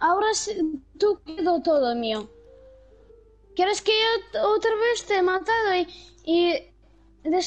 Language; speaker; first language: Spanish; non-native, learner; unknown